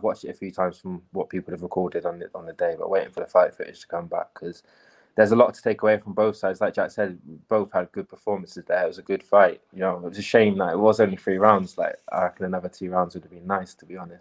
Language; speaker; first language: English; native; English